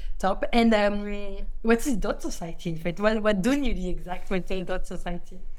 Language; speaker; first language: Dutch; non-native, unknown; French